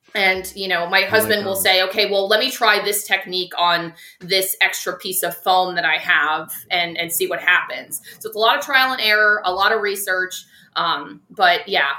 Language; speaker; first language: English; native; English